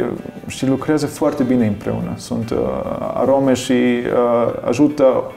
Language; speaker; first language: Romanian; non-native, learner; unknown